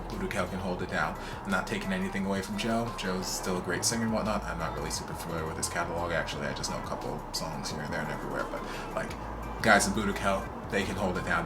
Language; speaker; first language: English; native; English